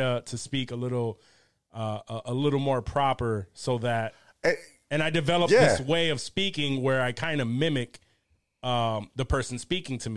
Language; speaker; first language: English; early bilingual, other home language; Spanish